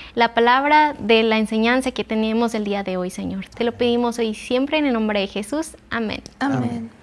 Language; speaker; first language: Spanish; native; Spanish